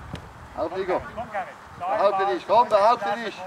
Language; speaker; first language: German; native; German